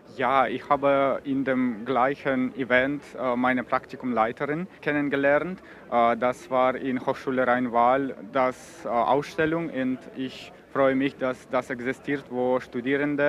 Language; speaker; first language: German; non-native, learner; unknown